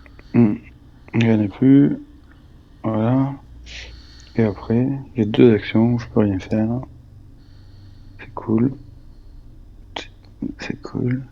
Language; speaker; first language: French; native; French